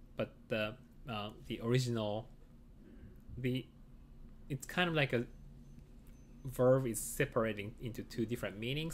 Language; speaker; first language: English; non-native, fluent; Japanese